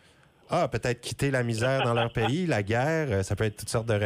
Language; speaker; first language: French; native; French